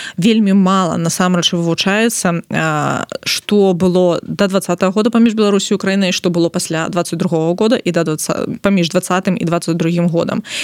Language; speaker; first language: Belarusian; non-native, local second language; Russian